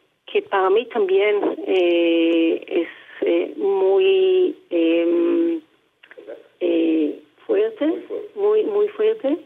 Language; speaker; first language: Spanish; non-native, learner; Hebrew